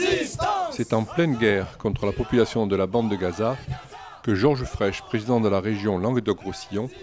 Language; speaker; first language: French; native; French